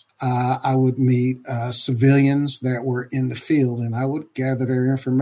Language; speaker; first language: English; native; English